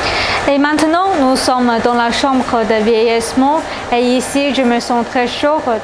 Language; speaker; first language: French; non-native, learner; Chinese